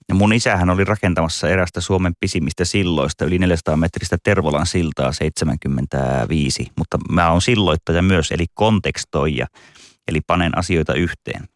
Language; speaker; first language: Finnish; native; Finnish